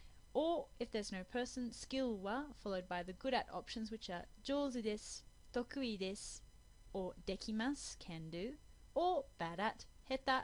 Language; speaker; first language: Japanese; non-native, fluent; English